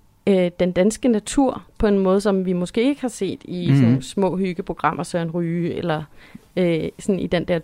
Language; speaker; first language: Danish; native; Danish